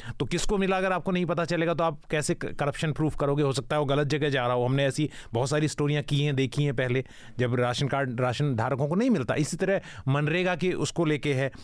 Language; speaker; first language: Hindi; native; Hindi